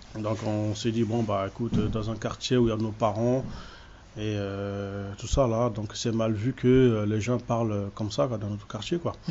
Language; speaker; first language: French; early bilingual, other home language; Soninke